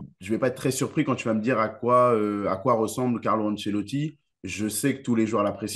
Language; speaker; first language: French; native; French